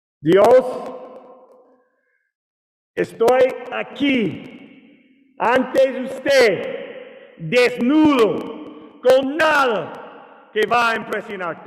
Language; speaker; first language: Spanish; non-native, learner; English